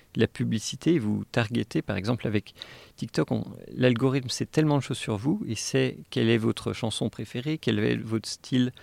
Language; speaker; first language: French; native; French